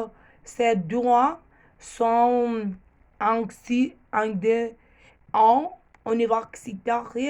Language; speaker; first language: French; non-native, learner; Spanish